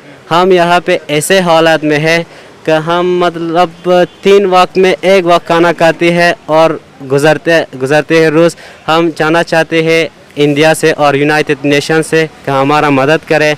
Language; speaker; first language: Hindi; non-native, fluent; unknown